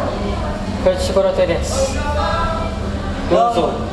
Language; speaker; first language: Japanese; non-native, learner; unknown